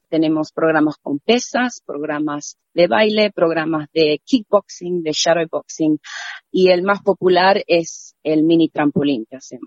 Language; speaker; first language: Spanish; native; Spanish